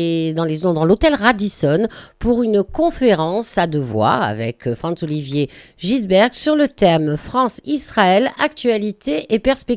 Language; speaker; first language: French; native; French